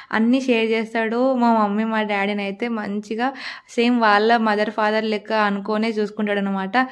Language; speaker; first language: Telugu; non-native, local second language; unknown